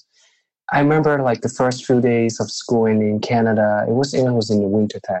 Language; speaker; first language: English; non-native, local second language; Cantonese